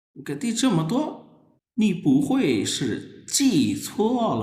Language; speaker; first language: Chinese; non-native, fluent; Urdu